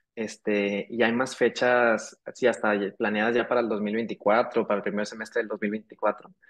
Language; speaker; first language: Spanish; native; Spanish